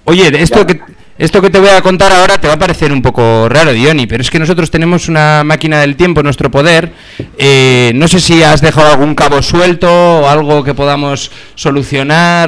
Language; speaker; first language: Spanish; native; Spanish